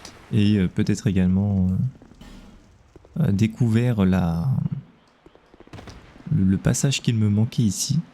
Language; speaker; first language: French; native; French